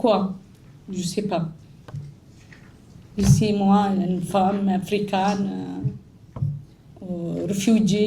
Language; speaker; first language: French; non-native, learner; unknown